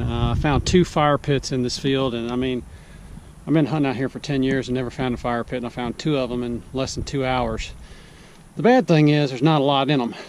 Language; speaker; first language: English; native; English